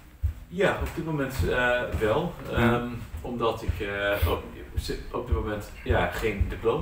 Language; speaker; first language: Dutch; non-native, fluent; English